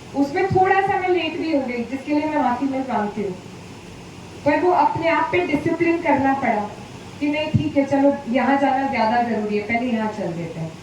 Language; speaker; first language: Hindi; non-native, local second language; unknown